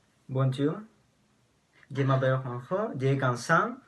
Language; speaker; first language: French; non-native, learner; Spanish